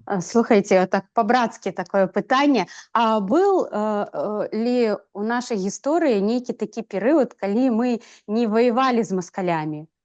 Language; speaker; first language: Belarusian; non-native, local second language; Russian